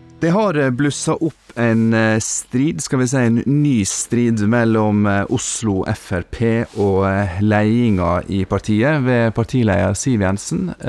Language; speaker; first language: Norwegian; native; Norwegian